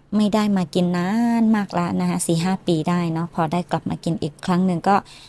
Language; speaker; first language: Thai; non-native, local second language; Khün